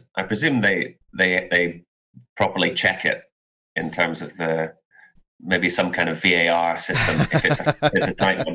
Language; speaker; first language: English; native; English